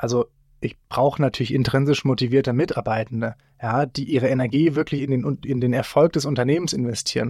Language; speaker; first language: German; native; German